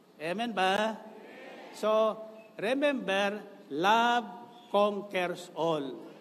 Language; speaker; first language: Filipino; non-native, local second language; Bikol